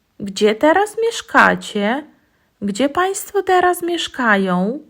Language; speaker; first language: Polish; non-native, fluent; Ukrainian